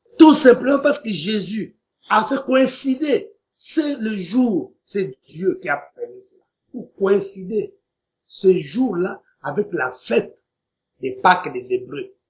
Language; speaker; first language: French; non-native, local second language; Lingala